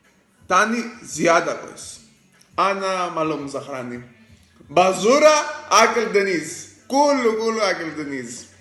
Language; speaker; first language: Arabic; non-native, learner; Greek